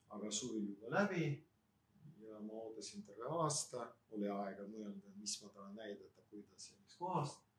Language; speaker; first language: Estonian; non-native, local second language; Russian